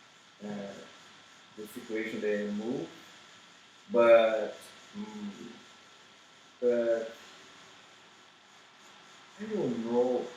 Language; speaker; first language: English; non-native, learner; Portuguese